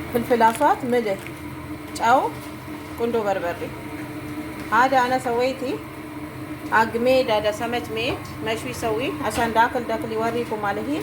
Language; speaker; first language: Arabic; non-native, learner; Amharic